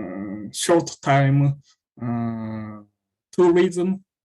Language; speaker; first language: English; non-native, fluent; Japanese